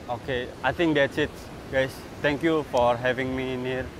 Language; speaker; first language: English; non-native, learner; Indonesian